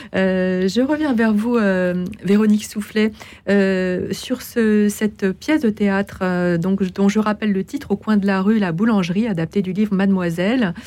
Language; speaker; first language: French; native; French